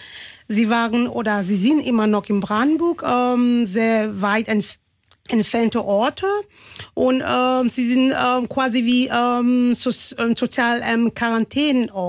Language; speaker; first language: German; non-native, fluent; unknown